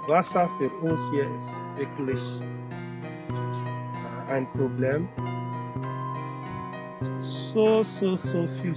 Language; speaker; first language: German; non-native, learner; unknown